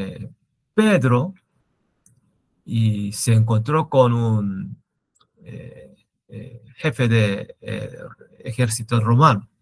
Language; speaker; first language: Spanish; non-native, learner; Korean